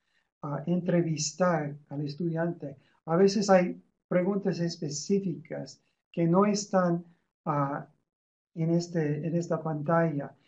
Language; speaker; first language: Spanish; non-native, fluent; English